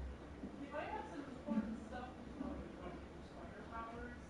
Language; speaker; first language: English; native; English